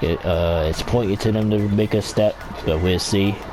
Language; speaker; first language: English; native; English